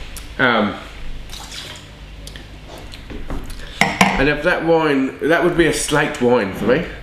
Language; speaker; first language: English; native; English